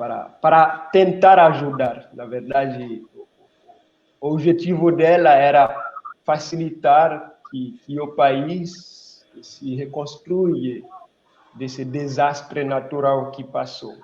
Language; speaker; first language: Portuguese; non-native, local second language; Haitian Creole